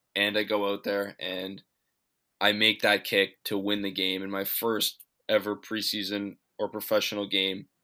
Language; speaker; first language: English; native; English